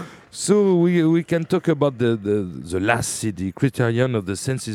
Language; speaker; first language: English; non-native, learner; French